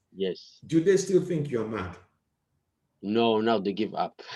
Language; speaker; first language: English; non-native, fluent; Italian